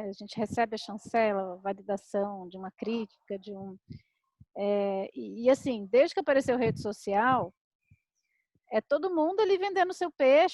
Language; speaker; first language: Portuguese; native; Portuguese